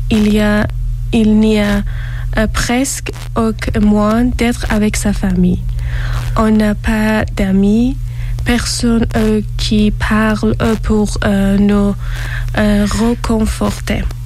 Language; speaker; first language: French; non-native, learner; Persian